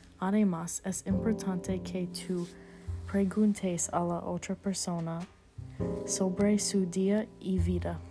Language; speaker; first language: Spanish; non-native, learner; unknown